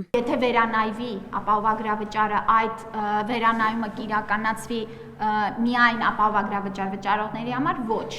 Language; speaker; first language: Armenian; native; Armenian